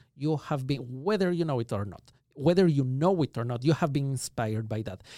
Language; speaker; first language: English; non-native, fluent; Spanish